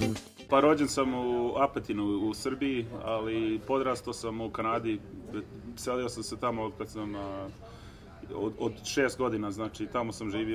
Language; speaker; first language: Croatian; early bilingual, heritage; Serbian